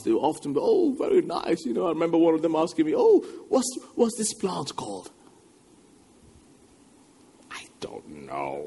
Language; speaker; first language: English; non-native, local second language; Yoruba